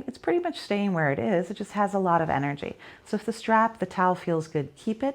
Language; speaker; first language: English; native; English